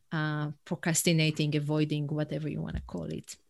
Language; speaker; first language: English; non-native, fluent; Hebrew